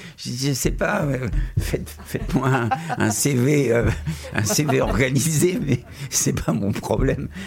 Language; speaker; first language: French; non-native, fluent; Spanish